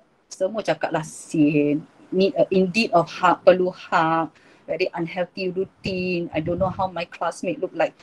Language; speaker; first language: English; non-native, local second language; Malay